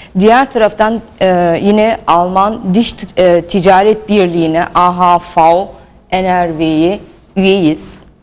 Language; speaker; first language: Turkish; early bilingual, heritage; Turkish